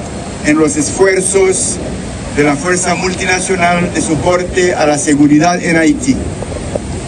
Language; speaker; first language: Spanish; non-native, learner; Haitian Creole